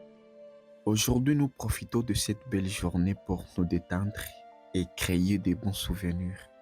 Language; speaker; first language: French; non-native, local second language; Swahili